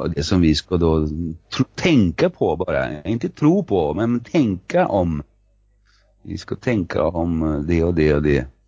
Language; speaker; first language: Swedish; non-native, fluent; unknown